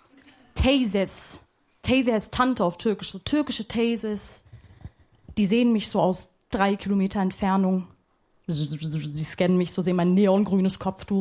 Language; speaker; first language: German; early bilingual, other home language; Arabic